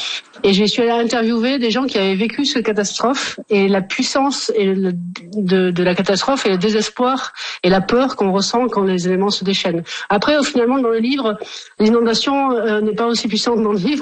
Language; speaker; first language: French; native; French